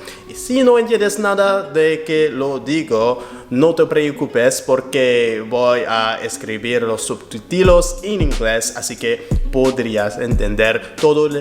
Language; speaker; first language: Spanish; non-native, learner; French